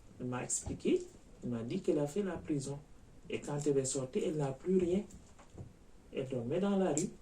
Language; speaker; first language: French; non-native, local second language; Wolof